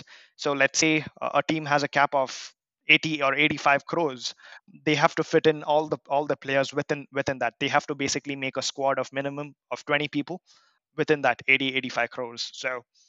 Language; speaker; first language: English; non-native, local second language; Kannada